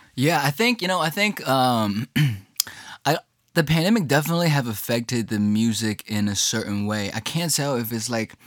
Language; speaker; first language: English; early bilingual, other home language; Chinese